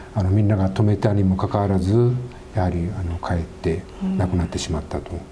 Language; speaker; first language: Japanese; native; Japanese